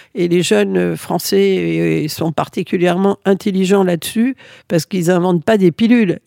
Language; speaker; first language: French; early bilingual, other home language; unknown